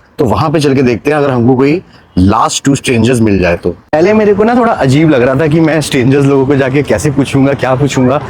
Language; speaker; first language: Hindi; native; Hindi